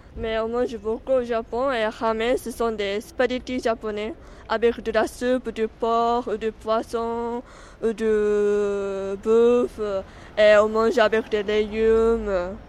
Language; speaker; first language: French; non-native, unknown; Japanese